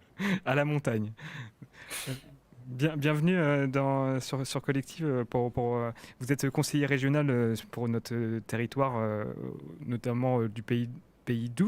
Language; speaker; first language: French; native; French